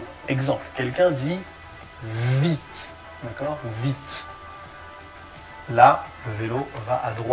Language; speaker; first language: French; native; French